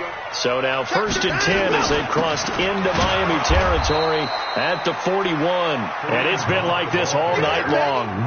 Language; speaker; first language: English; native; English